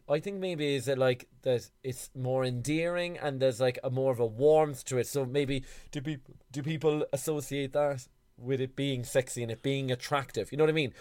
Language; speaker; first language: English; native; English